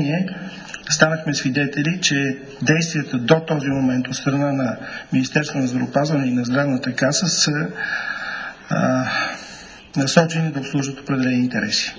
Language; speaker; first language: Bulgarian; native; Bulgarian